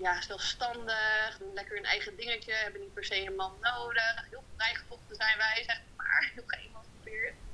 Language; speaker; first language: Dutch; native; Dutch